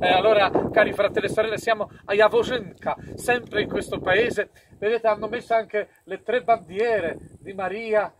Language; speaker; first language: Italian; non-native, fluent; Polish